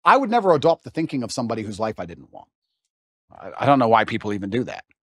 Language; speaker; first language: English; native; English